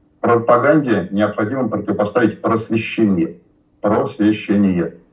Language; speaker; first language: Russian; native; Russian